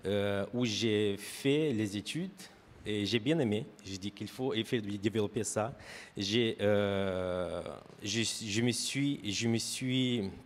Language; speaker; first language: French; non-native, fluent; Romanian